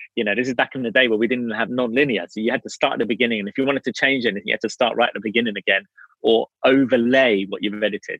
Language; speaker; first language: English; native; English